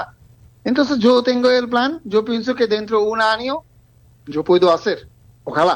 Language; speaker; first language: Spanish; non-native, fluent; Bangla